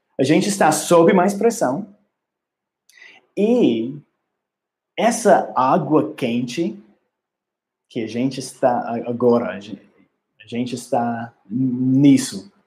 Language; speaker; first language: Portuguese; non-native, learner; English